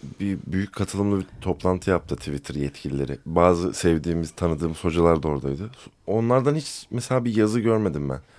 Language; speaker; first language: Turkish; native; Turkish